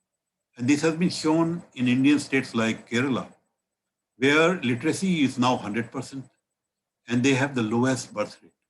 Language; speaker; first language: English; non-native, local second language; Hindi